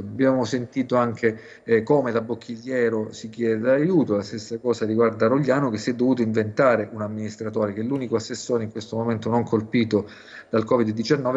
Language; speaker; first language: Italian; native; Italian